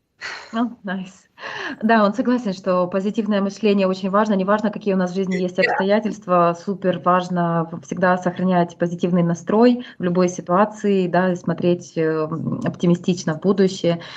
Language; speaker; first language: Russian; native; Russian